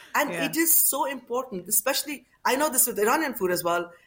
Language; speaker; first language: English; non-native, local second language; Urdu